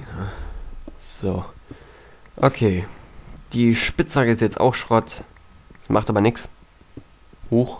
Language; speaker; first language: German; native; German